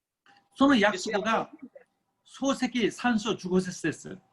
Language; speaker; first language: Japanese; non-native, fluent; Korean